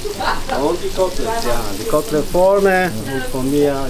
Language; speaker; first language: German; non-native, fluent; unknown